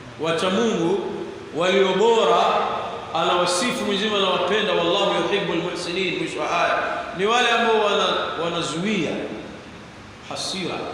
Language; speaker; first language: Swahili; native; Swahili